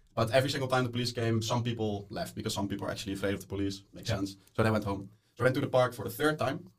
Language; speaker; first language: English; non-native, fluent; Dutch